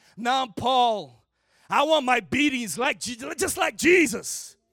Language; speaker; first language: English; non-native, fluent; Portuguese